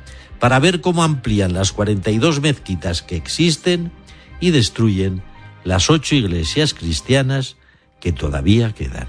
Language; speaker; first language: Spanish; native; Spanish